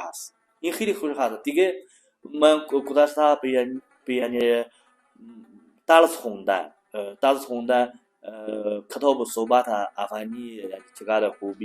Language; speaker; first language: Persian; non-native, learner; Chinese